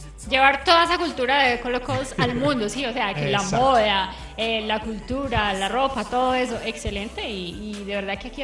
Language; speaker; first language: Spanish; native; Spanish